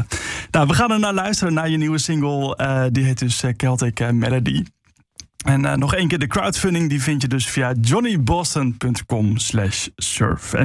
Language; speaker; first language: Dutch; native; Dutch